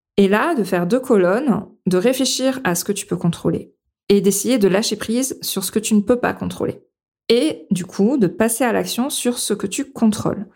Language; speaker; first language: French; native; French